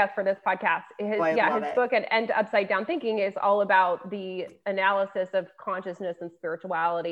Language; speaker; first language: English; native; English